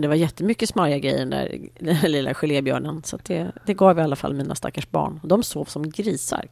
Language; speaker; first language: Swedish; native; Swedish